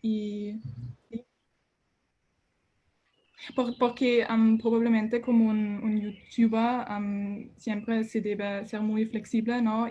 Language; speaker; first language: Spanish; non-native, learner; German